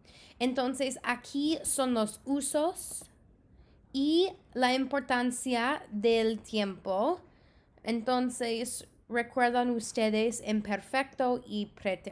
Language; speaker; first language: Spanish; non-native, fluent; English